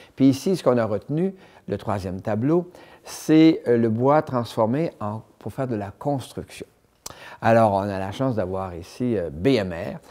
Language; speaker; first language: French; native; French